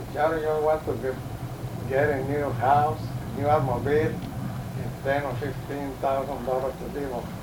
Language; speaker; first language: English; non-native, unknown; Spanish